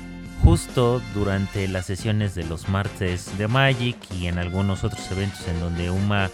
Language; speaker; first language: Spanish; native; Spanish